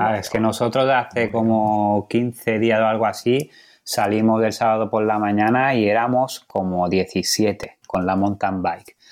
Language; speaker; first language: Spanish; native; Spanish